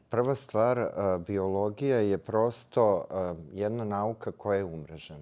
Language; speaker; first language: Serbian; native; Serbian